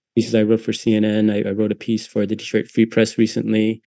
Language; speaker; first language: English; native; English